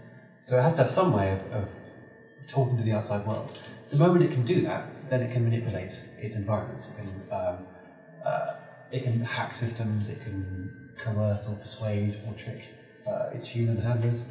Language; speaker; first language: English; native; English